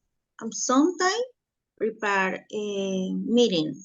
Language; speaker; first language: English; non-native, learner; Spanish